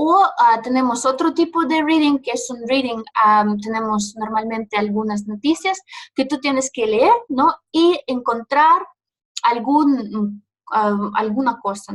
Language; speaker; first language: Spanish; non-native, fluent; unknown